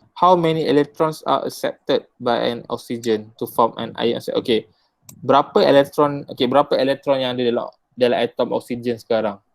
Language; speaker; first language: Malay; native; Malay